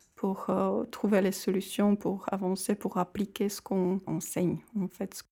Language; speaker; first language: French; non-native, fluent; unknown